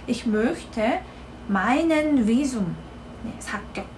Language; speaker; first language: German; non-native, fluent; Korean